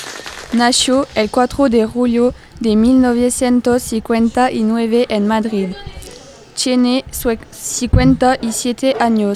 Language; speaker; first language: Spanish; non-native, learner; French